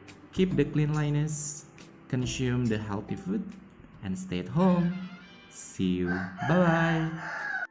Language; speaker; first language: English; non-native, fluent; Indonesian